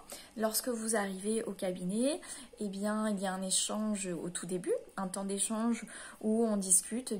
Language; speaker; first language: French; native; French